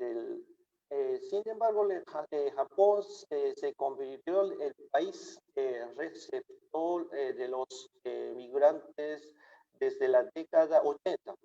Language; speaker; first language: Spanish; non-native, fluent; Japanese